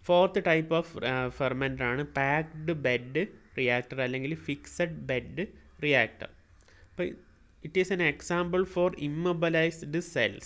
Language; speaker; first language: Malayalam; native; Malayalam